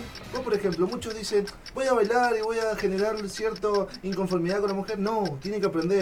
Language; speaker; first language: Spanish; native; Spanish